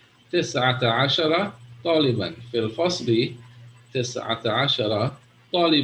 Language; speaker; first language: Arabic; non-native, fluent; English